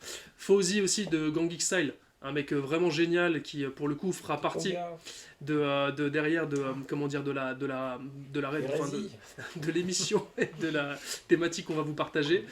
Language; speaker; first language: French; native; French